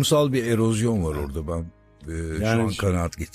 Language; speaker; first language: Turkish; native; Turkish